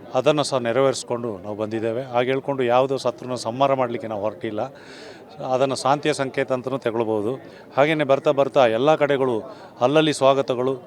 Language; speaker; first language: Kannada; non-native, local second language; Kodava